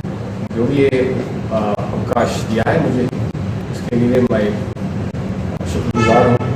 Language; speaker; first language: Hindi; non-native, local second language; Telugu